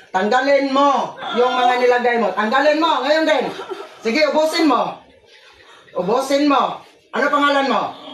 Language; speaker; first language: Filipino; non-native, local second language; Cebuano